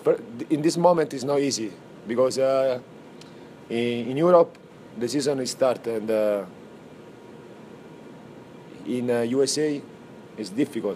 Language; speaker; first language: English; non-native, fluent; Italian